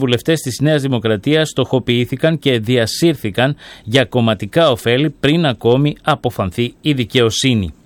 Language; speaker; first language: Greek; native; Greek